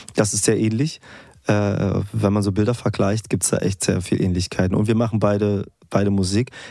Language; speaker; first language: German; non-native, fluent; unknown